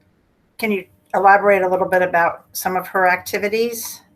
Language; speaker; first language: English; native; English